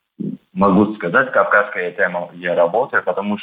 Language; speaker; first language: Russian; non-native, learner; Turkish